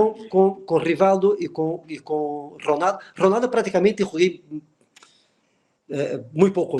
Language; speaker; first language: Spanish; non-native, fluent; Portuguese